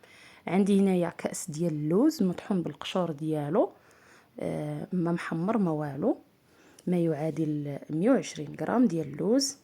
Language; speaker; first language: Arabic; native; Arabic